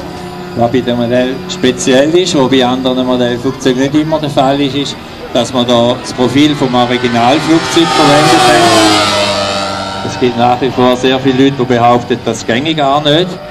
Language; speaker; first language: German; native; German